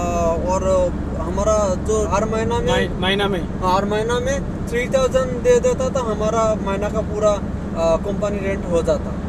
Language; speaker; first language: Hindi; non-native, fluent; Bangla